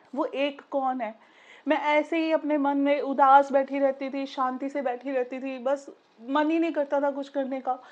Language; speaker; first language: Hindi; native; Hindi